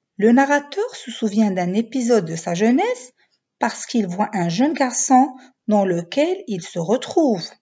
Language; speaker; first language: French; non-native, local second language; Arabic